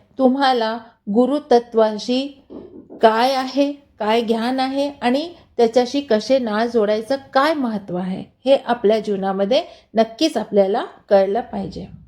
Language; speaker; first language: Marathi; non-native, local second language; Hindi